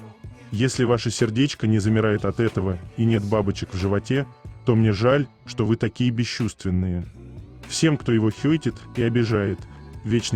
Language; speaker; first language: Russian; native; Russian